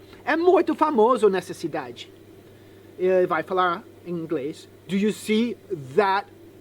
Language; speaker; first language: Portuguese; non-native, fluent; English